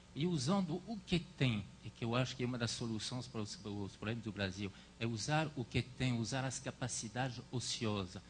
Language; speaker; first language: Portuguese; non-native, fluent; French